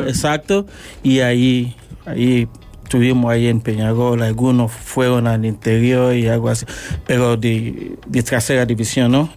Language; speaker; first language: Spanish; non-native, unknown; Yoruba